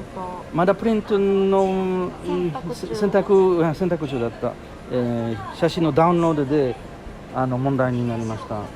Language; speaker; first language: Japanese; non-native, learner; French